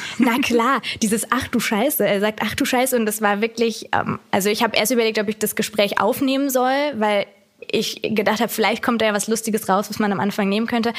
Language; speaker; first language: German; native; German